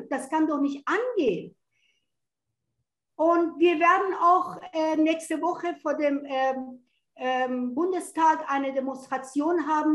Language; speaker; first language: German; non-native, fluent; Persian